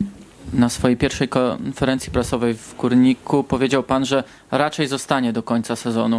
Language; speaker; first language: Polish; native; Polish